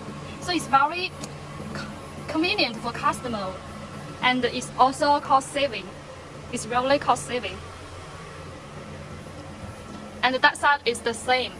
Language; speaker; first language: English; non-native, learner; Chinese